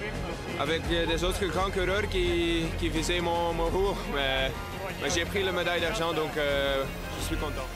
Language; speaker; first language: French; non-native, local second language; Dutch